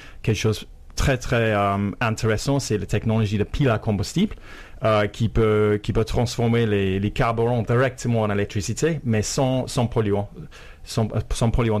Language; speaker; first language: French; non-native, fluent; English